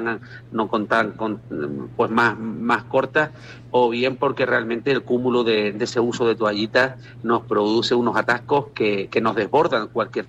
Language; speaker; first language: Spanish; native; Spanish